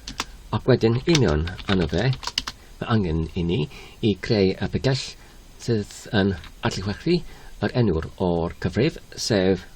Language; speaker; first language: Welsh; non-native, fluent; English